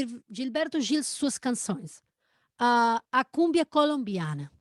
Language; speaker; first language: Portuguese; non-native, learner; Spanish